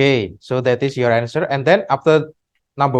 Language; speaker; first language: English; non-native, fluent; Indonesian